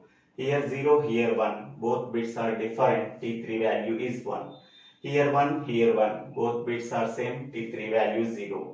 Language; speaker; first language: English; non-native, local second language; Telugu